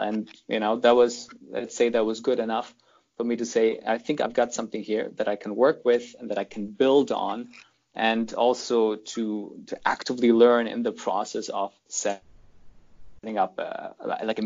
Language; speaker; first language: English; non-native, fluent; German